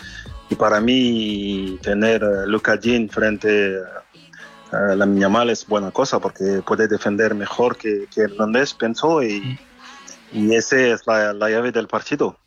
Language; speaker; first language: Spanish; non-native, learner; French